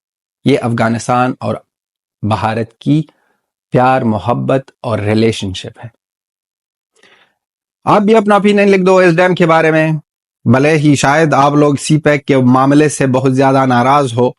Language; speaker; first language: Hindi; non-native, fluent; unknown